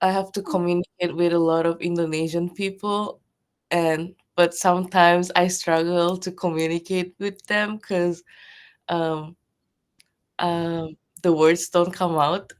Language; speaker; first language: English; non-native, fluent; Japanese